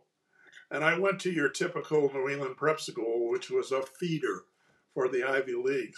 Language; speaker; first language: English; native; English